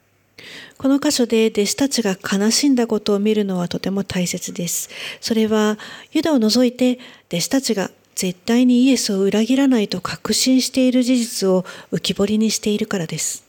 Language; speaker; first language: Japanese; native; Japanese